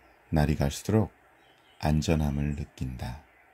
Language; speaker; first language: Korean; native; Korean